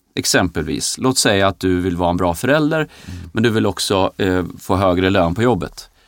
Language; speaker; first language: Swedish; native; Swedish